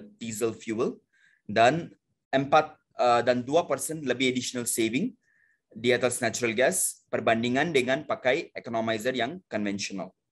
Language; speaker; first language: Indonesian; non-native, fluent; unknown